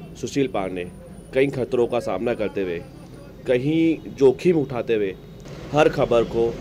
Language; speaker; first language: Hindi; native; Hindi